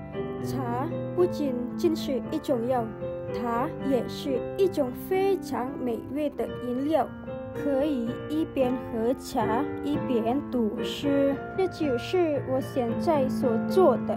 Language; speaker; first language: Chinese; non-native, fluent; Indonesian